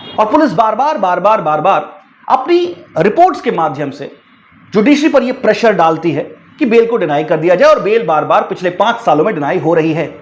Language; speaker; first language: Hindi; native; Hindi